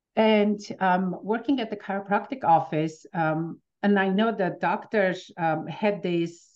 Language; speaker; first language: English; early bilingual, other home language; Armenian